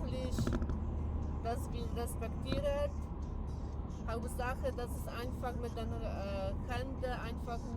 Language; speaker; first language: German; non-native, learner; Polish